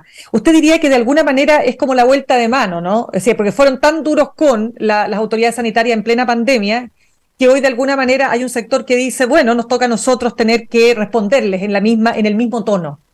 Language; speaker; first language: Spanish; native; Spanish